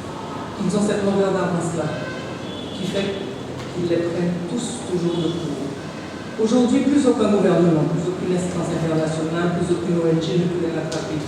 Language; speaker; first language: French; non-native, local second language; Haitian Creole